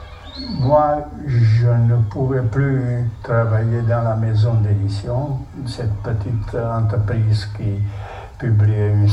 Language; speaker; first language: French; non-native, fluent; Czech